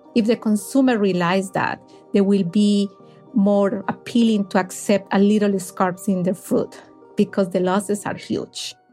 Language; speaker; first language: English; non-native, fluent; Spanish